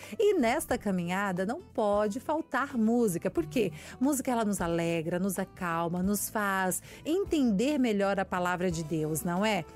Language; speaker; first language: Portuguese; native; Portuguese